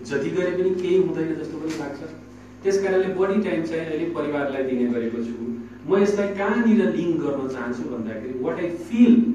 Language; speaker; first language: Nepali; non-native, local second language; Maithili